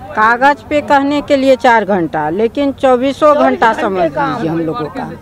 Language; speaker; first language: Hindi; native; Hindi